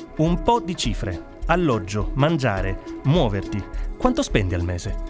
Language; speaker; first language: Italian; native; Italian